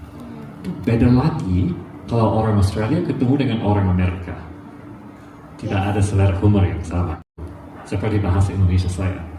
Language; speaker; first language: Indonesian; non-native, fluent; English